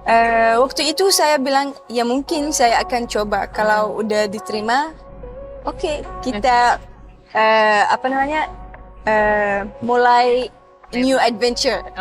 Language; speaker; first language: Indonesian; non-native, fluent; Arabic